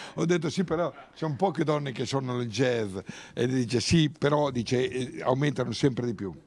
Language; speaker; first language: Italian; native; Italian